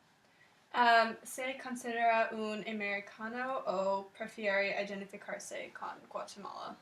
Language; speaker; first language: Spanish; non-native, learner; English